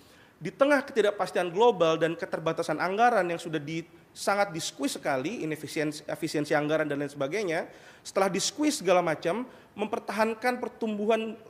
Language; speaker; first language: Indonesian; native; Indonesian